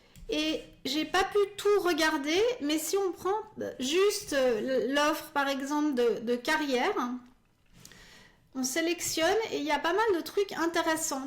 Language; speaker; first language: French; native; French